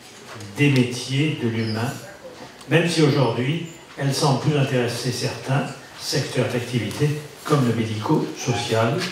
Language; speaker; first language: French; native; French